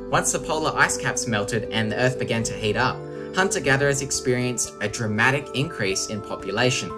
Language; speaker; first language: English; native; English